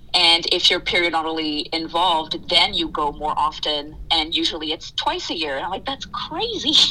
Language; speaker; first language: English; early bilingual, other home language; French